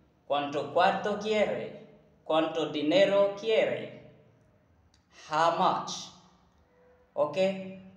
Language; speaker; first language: Spanish; non-native, learner; Haitian Creole